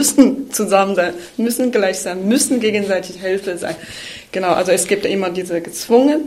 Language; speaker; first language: German; non-native, fluent; Chinese